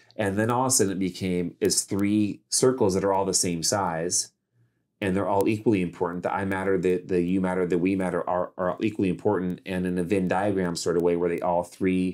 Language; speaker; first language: English; native; English